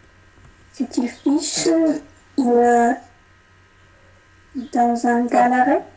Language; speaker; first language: French; non-native, learner; Arabic